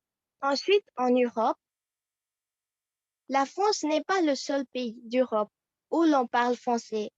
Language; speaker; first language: French; non-native, fluent; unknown